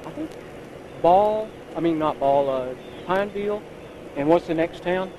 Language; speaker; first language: English; native; English